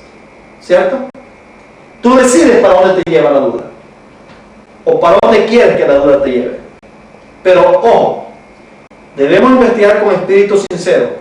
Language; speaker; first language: Spanish; native; Spanish